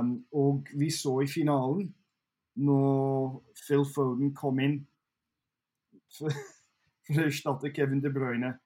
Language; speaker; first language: Norwegian; non-native, fluent; English